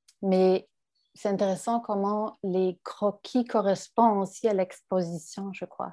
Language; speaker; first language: French; non-native, fluent; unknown